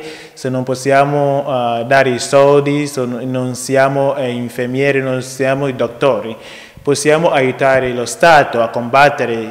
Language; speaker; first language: Italian; non-native, learner; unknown